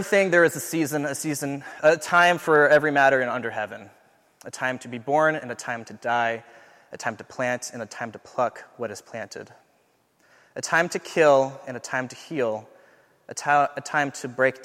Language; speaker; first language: English; native; English